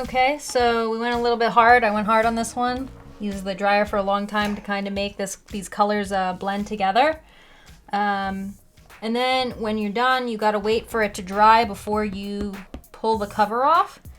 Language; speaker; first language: English; native; English